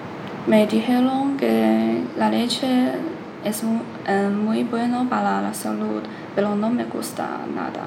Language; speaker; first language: Spanish; non-native, learner; Chinese